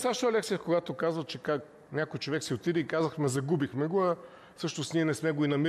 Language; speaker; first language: Bulgarian; native; Bulgarian